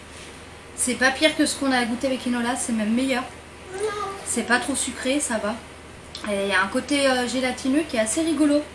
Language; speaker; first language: French; native; French